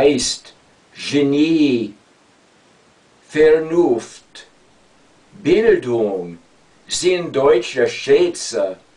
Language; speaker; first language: German; non-native, fluent; English